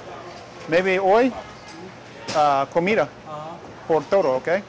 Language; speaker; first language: Spanish; non-native, learner; English